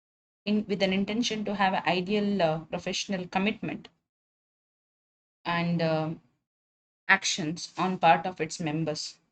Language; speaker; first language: English; non-native, local second language; Kannada